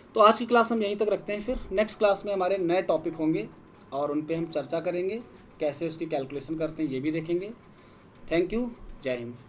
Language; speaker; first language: Hindi; native; Hindi